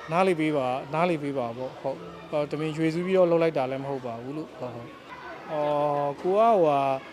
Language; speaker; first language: Burmese; non-native, local second language; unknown